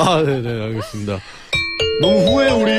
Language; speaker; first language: Korean; native; Korean